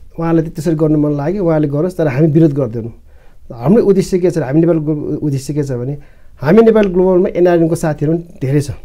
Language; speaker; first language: Nepali; non-native, local second language; Eastern Tamang